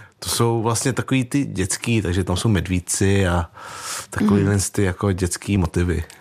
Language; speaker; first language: Czech; early bilingual, other home language; Vietnamese